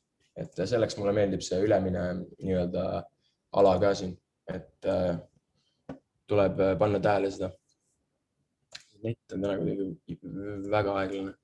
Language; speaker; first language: Estonian; native; Estonian